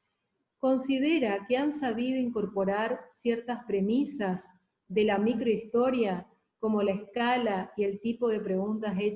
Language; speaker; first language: Spanish; native; Spanish